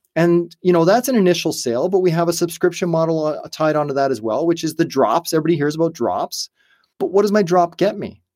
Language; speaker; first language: English; native; English